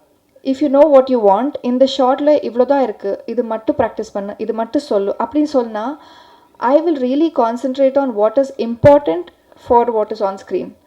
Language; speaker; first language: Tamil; non-native, learner; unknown